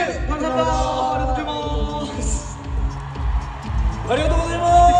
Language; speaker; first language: Japanese; non-native, learner; Korean